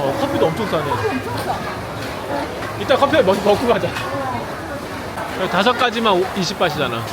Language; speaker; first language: Korean; native; Korean